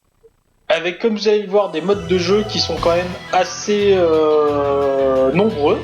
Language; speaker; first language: French; native; French